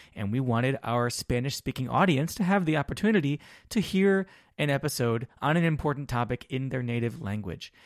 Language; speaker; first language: English; native; English